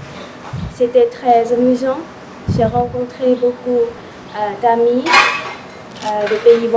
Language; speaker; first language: French; non-native, learner; Lao